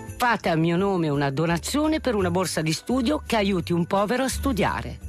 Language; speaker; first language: Italian; native; Italian